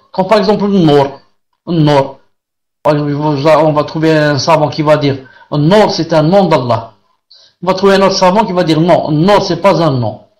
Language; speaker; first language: French; non-native, local second language; Arabic